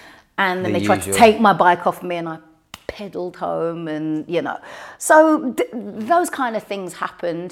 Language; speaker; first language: English; native; English